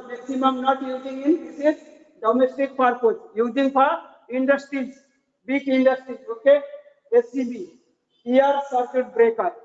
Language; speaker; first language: English; non-native, learner; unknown